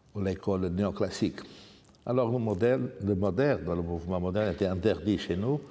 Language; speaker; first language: French; non-native, fluent; Portuguese